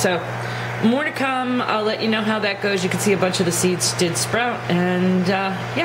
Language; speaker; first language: English; native; English